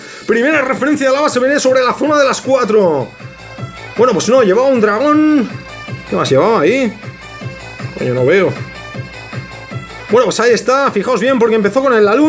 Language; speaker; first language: Spanish; native; Spanish